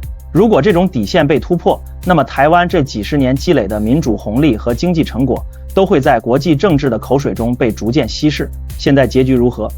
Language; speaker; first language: Chinese; native; Chinese